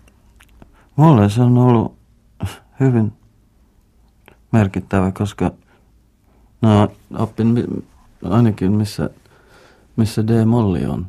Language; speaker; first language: Finnish; non-native, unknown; English